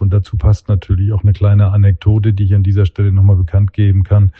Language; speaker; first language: German; native; German